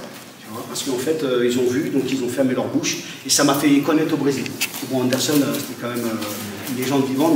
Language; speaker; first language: French; native; French